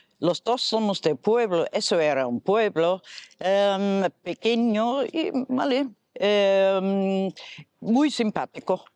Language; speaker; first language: Spanish; non-native, fluent; German